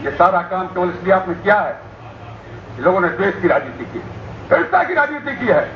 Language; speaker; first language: Hindi; native; Hindi